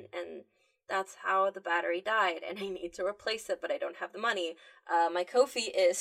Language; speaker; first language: English; early bilingual, other home language; Spanish